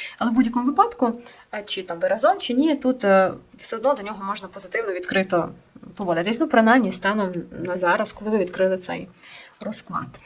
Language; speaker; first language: Ukrainian; non-native, local second language; Russian